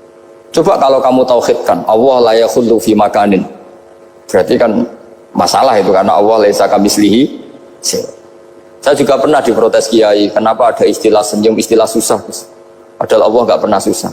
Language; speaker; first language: Indonesian; non-native, local second language; Javanese